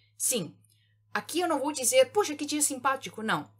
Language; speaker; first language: Portuguese; native; Portuguese